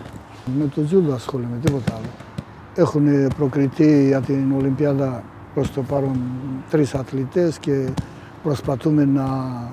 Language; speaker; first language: Greek; early bilingual, heritage; Greek